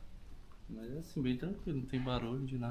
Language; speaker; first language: Portuguese; native; Portuguese